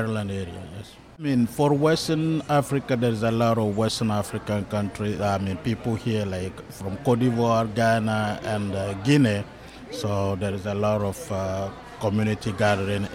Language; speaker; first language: English; non-native, fluent; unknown